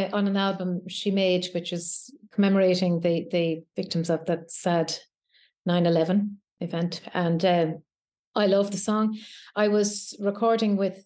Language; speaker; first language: English; native; English